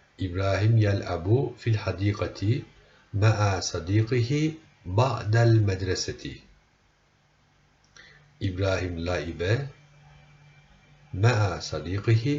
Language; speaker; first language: Arabic; non-native, fluent; Turkish